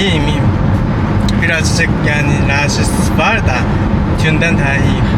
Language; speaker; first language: Turkish; non-native, learner; Korean